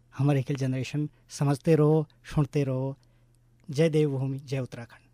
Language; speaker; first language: Hindi; non-native, local second language; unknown